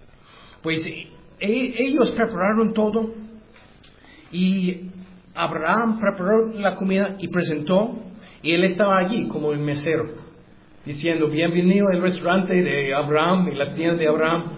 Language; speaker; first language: Spanish; non-native, learner; English